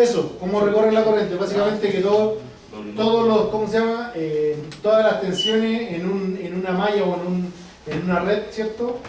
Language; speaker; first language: Spanish; native; Spanish